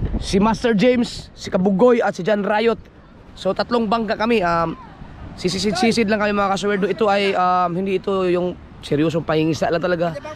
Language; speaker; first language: Filipino; non-native, local second language; Cebuano